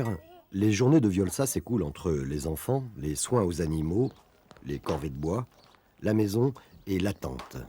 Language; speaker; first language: French; native; French